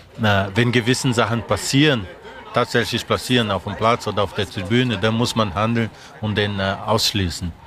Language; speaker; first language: German; non-native, fluent; Portuguese